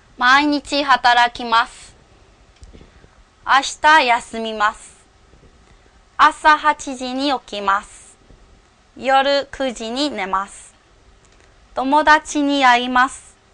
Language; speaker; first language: Japanese; non-native, learner; Burmese